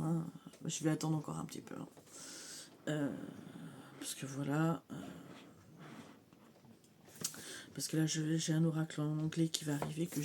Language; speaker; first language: French; native; French